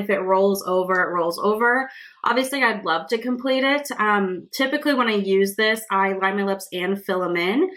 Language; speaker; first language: English; native; English